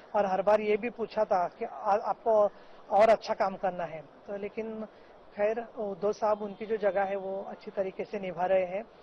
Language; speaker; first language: Hindi; non-native, local second language; Marathi